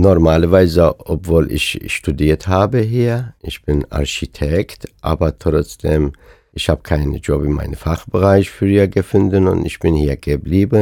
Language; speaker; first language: German; non-native, fluent; Persian